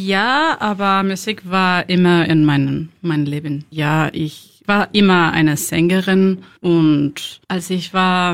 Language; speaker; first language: German; non-native, learner; Spanish